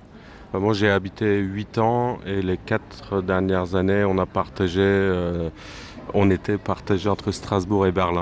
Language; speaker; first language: French; non-native, fluent; Turkish